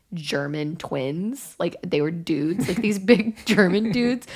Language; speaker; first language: English; native; English